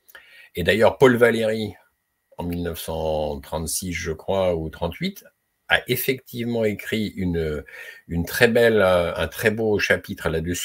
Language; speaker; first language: French; native; French